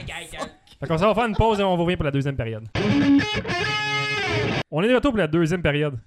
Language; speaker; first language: French; native; French